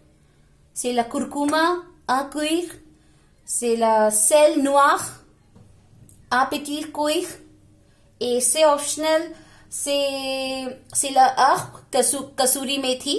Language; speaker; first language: French; non-native, learner; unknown